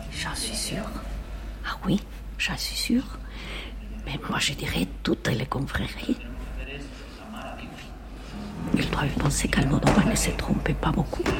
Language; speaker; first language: French; non-native, fluent; Spanish